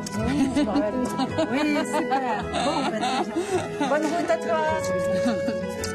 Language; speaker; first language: French; native; French